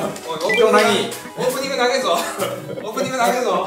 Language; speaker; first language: Japanese; native; Japanese